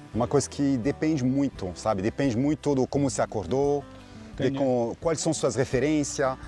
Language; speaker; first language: Portuguese; non-native, fluent; French